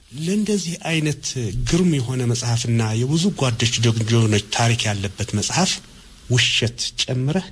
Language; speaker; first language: Amharic; non-native, local second language; Tigrinya